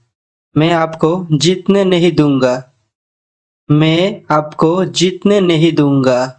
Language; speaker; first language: Hindi; non-native, learner; Bangla